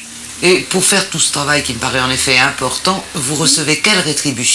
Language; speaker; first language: French; native; French